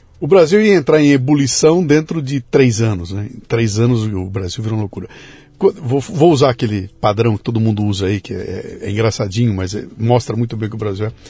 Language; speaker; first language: Portuguese; native; Portuguese